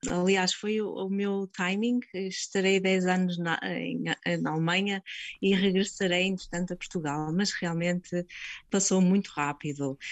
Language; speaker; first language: Portuguese; native; Portuguese